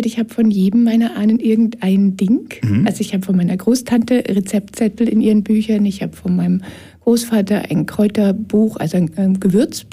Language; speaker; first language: German; native; German